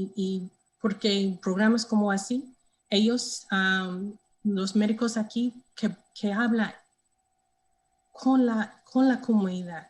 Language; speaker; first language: Spanish; non-native, learner; English